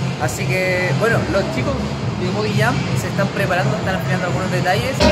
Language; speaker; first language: Spanish; native; Spanish